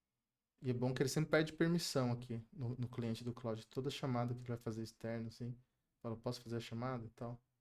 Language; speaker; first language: Portuguese; native; Portuguese